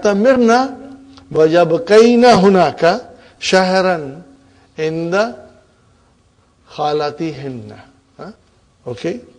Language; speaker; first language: Arabic; non-native, fluent; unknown